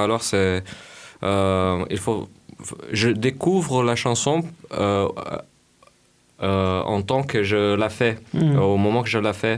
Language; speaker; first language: French; non-native, fluent; Portuguese